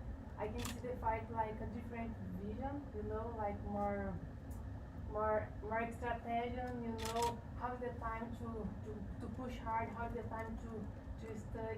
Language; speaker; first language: English; non-native, learner; Portuguese